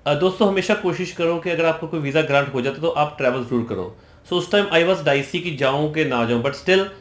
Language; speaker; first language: Hindi; non-native, local second language; Punjabi